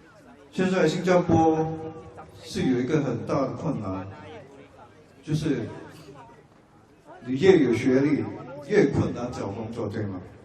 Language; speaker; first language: Chinese; non-native, local second language; English